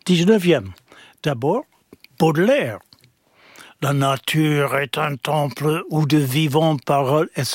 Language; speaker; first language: French; non-native, fluent; English